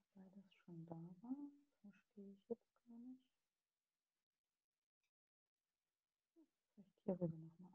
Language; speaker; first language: German; native; German